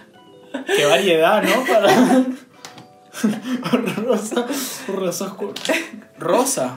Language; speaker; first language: Spanish; native; Spanish